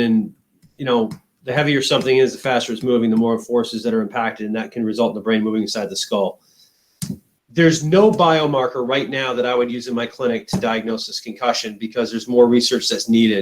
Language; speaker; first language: English; native; English